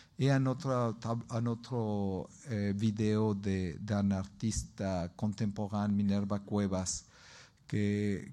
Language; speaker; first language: French; non-native, learner; Spanish